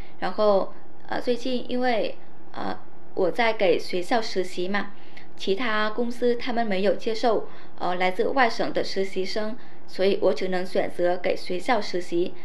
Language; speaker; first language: Chinese; non-native, fluent; Vietnamese